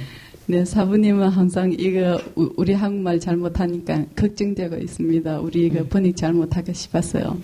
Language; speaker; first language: Korean; non-native, learner; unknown